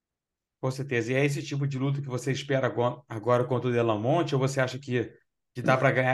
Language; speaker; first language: Portuguese; native; Portuguese